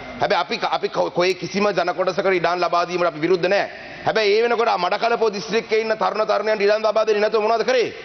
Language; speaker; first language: Sinhala; non-native, local second language; Tamil